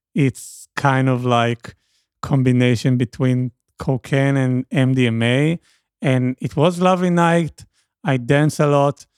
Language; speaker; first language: English; non-native, learner; Hebrew